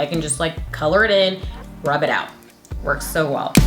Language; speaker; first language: English; native; English